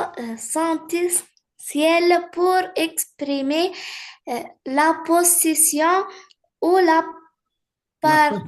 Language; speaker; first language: French; non-native, learner; Arabic